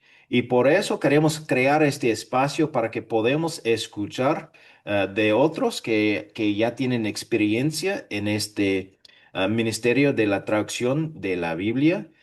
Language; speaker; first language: Spanish; non-native, fluent; English